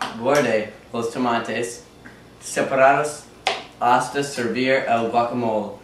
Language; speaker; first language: Spanish; non-native, learner; English